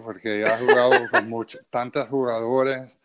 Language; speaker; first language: Spanish; early bilingual, other home language; English